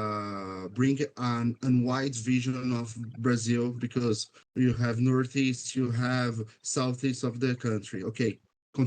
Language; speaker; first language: English; non-native, fluent; Portuguese